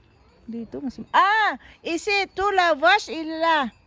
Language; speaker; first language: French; non-native, learner; Filipino